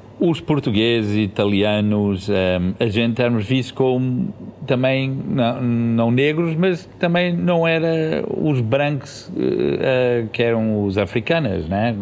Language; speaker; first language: Portuguese; early bilingual, heritage; Portuguese